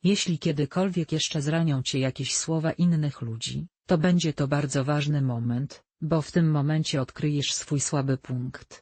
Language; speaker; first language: Polish; native; Polish